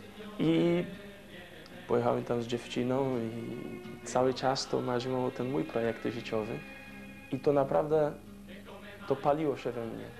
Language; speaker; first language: Polish; non-native, fluent; Portuguese